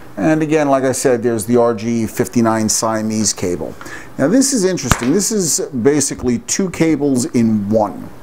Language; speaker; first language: English; native; English